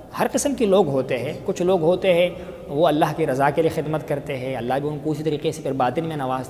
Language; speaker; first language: Urdu; non-native, local second language; Pashto